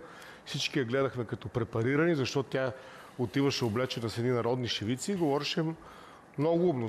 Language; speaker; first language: Bulgarian; native; Bulgarian